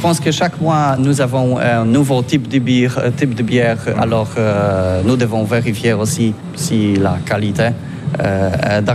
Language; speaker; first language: French; non-native, learner; Polish